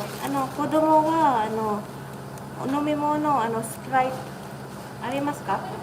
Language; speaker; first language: Japanese; non-native, learner; Waray